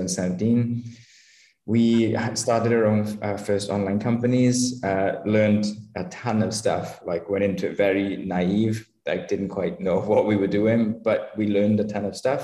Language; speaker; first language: English; native; English